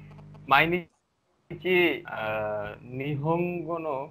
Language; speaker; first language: Japanese; non-native, learner; Bangla